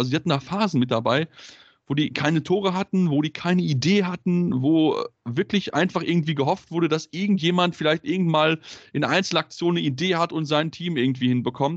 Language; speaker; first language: German; native; German